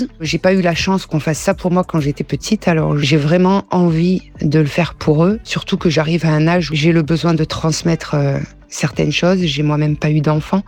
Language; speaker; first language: French; early bilingual, other home language; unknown